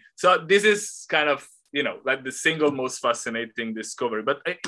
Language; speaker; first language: English; non-native, fluent; Italian